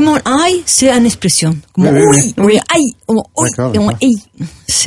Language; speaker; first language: French; non-native, learner; Spanish